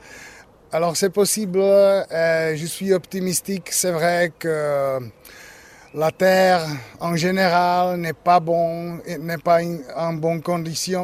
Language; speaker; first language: French; non-native, learner; Czech